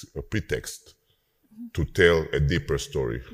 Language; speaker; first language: English; non-native, fluent; Spanish